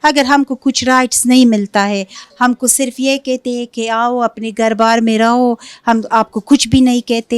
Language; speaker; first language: Hindi; non-native, fluent; Punjabi